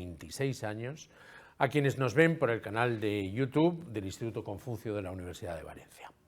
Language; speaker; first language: Spanish; native; Spanish